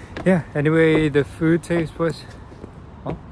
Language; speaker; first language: English; non-native, fluent; Korean